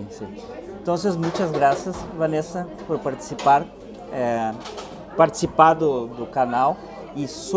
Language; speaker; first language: Spanish; non-native, fluent; Portuguese